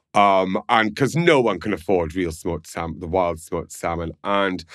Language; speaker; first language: English; native; English